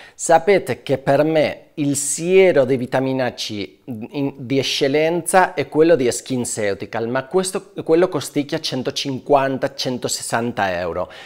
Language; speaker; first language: Italian; non-native, fluent; Spanish